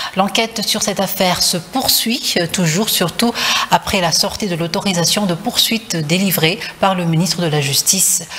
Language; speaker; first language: French; non-native, local second language; Malagasy